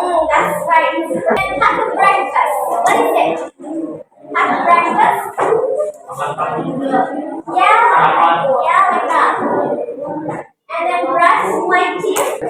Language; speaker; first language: English; non-native, fluent; Indonesian